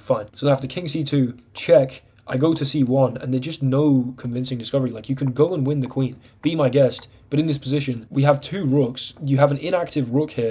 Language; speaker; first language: English; native; English